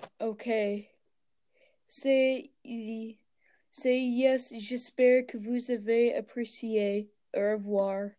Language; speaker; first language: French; non-native, learner; English